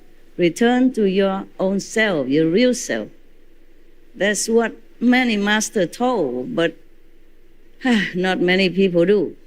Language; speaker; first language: English; non-native, fluent; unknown